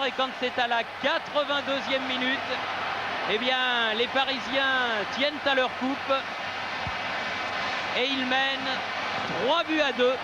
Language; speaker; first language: French; native; French